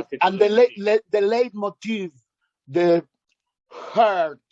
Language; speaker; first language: English; non-native, learner; Spanish